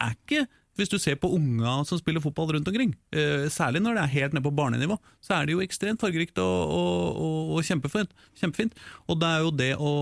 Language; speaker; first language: Norwegian; native; Norwegian